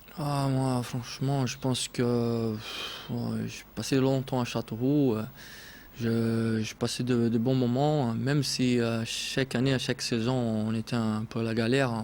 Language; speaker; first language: French; non-native, fluent; Portuguese